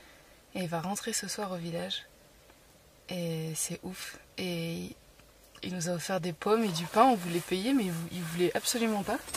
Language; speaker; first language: French; native; French